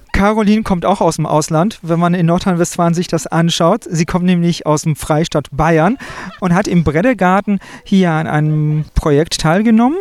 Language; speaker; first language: German; native; German